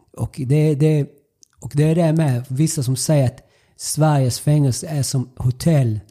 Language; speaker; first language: Swedish; early bilingual, other home language; Spanish